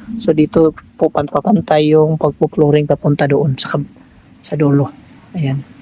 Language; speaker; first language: Filipino; non-native, local second language; Cebuano